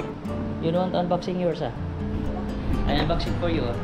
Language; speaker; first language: English; non-native, learner; Filipino